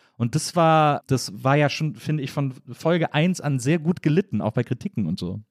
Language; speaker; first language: German; native; German